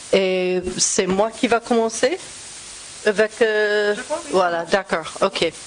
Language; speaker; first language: French; non-native, fluent; English